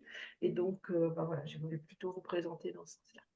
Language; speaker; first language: French; native; French